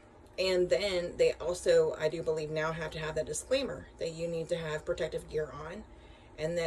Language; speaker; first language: English; native; English